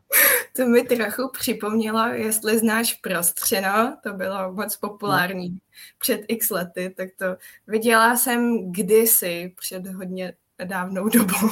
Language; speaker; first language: Czech; non-native, fluent; Japanese